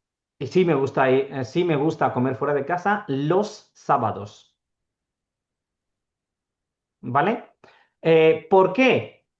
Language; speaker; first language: Spanish; non-native, learner; Urdu